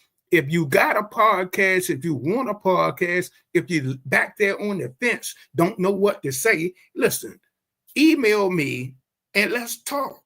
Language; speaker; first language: English; native; English